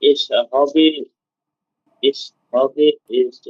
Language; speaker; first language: German; non-native, learner; Bangla